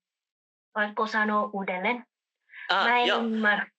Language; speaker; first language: Finnish; non-native, learner; Vietnamese